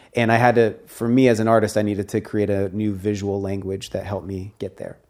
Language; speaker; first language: English; native; English